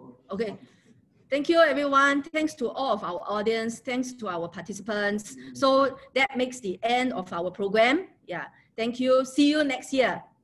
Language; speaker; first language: English; non-native, local second language; Chinese